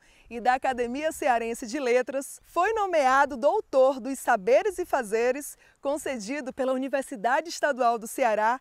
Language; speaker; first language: Portuguese; native; Portuguese